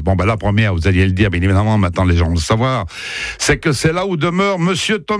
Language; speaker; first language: French; native; French